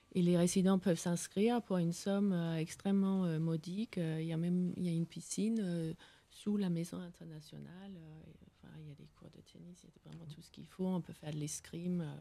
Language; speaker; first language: French; non-native, fluent; Danish